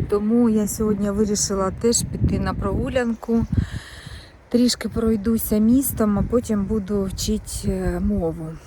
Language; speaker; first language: Ukrainian; native; Ukrainian